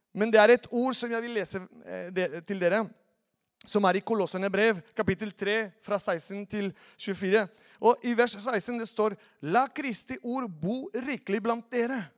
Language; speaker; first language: Norwegian; non-native, fluent; Spanish